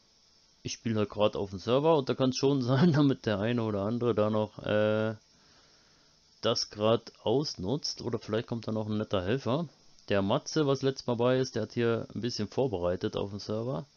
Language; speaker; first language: German; native; German